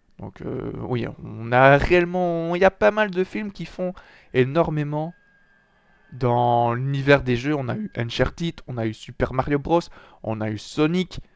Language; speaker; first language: French; native; French